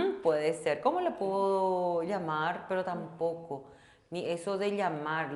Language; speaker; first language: Spanish; non-native, local second language; Korean